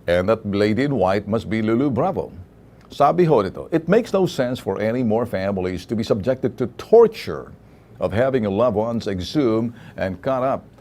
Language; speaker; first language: English; non-native, local second language; Filipino